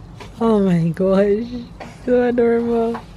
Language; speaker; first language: English; native; English